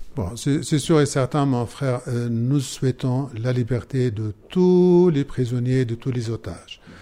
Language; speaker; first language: French; non-native, fluent; Arabic